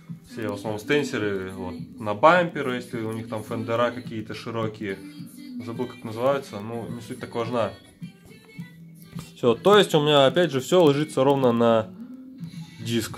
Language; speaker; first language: Russian; native; Russian